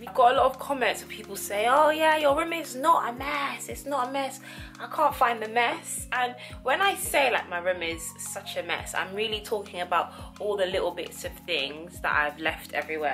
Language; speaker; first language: English; native; English